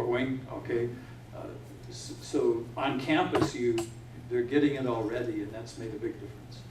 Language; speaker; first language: English; native; English